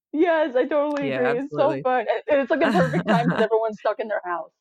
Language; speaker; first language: English; early bilingual, other home language; Samoan